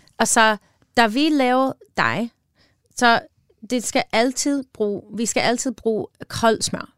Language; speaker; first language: Danish; non-native, learner; English